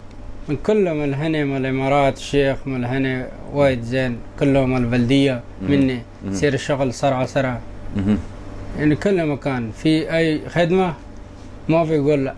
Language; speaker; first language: Arabic; non-native, learner; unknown